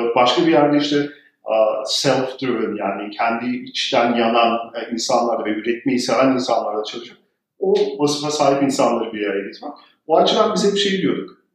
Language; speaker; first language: Turkish; early bilingual, heritage; Turkish